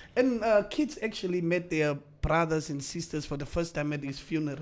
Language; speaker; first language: English; non-native, local second language; Afrikaans